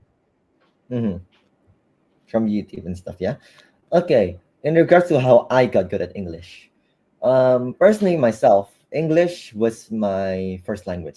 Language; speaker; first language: English; non-native, fluent; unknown